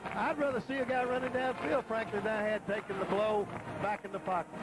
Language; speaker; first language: English; native; English